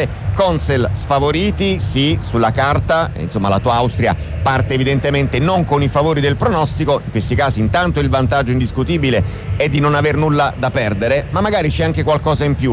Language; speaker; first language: Italian; native; Italian